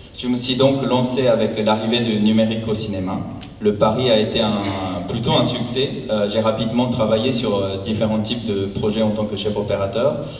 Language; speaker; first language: French; non-native, fluent; Japanese